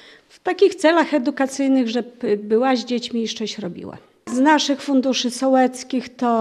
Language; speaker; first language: Polish; native; Polish